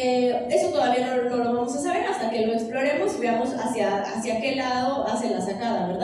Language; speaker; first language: Spanish; native; Spanish